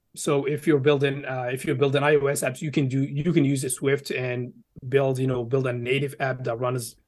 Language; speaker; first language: English; early bilingual, other home language; Arabic